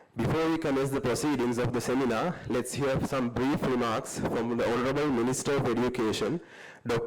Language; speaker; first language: English; non-native, local second language; Sinhala